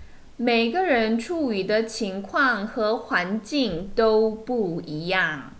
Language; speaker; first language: Chinese; non-native, fluent; Korean